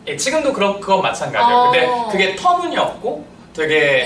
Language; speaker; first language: Korean; native; Korean